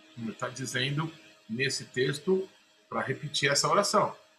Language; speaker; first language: Portuguese; native; Portuguese